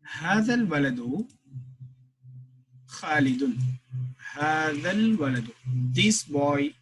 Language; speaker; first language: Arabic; non-native, fluent; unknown